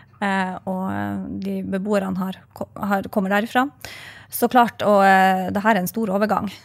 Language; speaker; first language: Norwegian; native; Norwegian